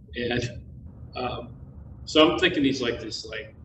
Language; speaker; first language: English; native; English